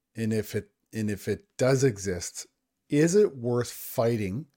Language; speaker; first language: English; native; English